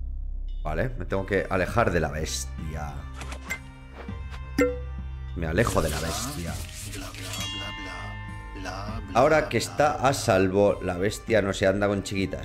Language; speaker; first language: Spanish; native; Spanish